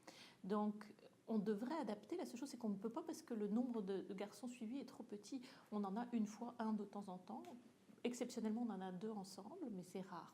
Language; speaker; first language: French; native; French